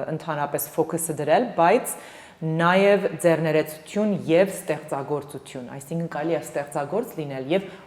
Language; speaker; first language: Armenian; early bilingual, heritage; Armenian